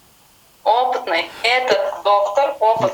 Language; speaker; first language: Russian; non-native, learner; Kyrgyz